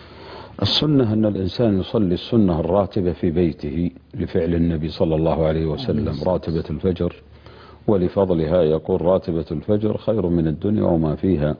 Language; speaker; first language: Arabic; native; Arabic